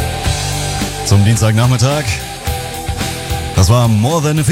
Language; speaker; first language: German; native; German